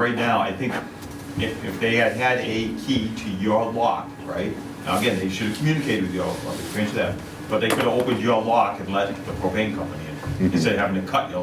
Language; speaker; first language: English; native; English